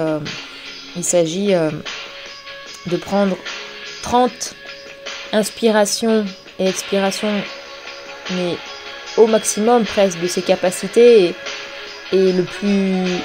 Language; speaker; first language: French; native; French